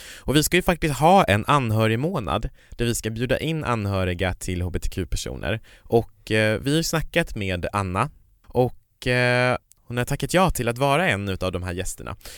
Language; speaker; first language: Swedish; native; Swedish